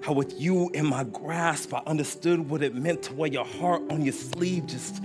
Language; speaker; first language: English; native; English